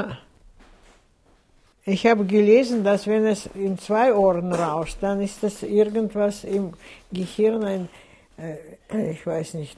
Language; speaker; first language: German; non-native, fluent; Russian